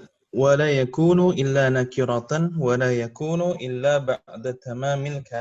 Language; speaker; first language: Arabic; non-native, learner; Indonesian